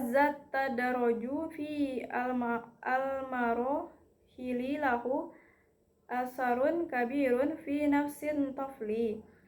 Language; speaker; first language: Arabic; non-native, learner; Indonesian